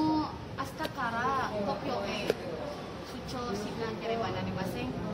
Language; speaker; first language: Japanese; non-native, learner; Indonesian